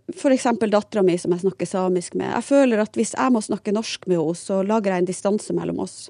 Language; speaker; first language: Norwegian; native; Norwegian